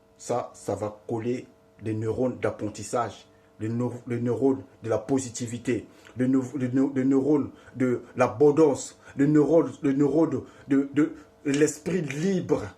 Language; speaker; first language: French; non-native, local second language; Lingala